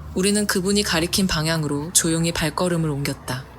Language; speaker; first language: Korean; native; Korean